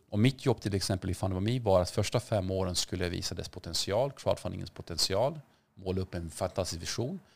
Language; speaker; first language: Swedish; early bilingual, other home language; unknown